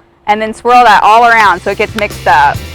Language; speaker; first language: English; native; English